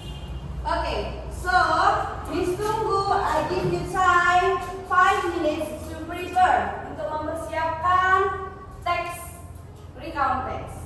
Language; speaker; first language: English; non-native, learner; Indonesian